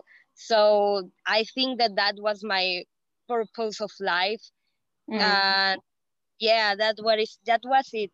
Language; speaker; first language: English; non-native, fluent; Spanish